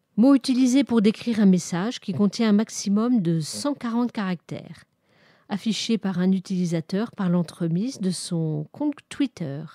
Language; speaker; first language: French; native; French